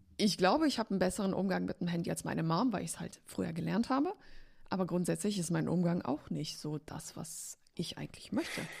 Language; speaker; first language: German; early bilingual, heritage; Polish